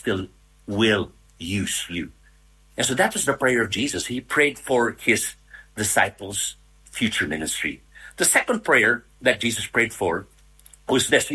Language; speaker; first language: English; non-native, local second language; Filipino